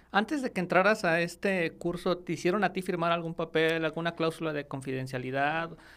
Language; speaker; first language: Spanish; native; Spanish